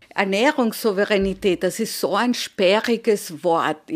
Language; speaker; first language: German; early bilingual, other home language; Spanish